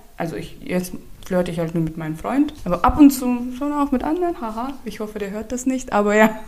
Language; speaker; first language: German; non-native, fluent; Turkmen